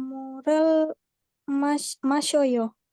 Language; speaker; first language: Korean; non-native, learner; Indonesian